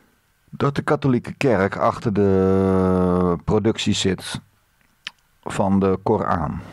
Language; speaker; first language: Dutch; native; Dutch